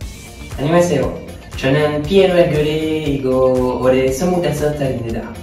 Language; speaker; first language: Korean; non-native, learner; French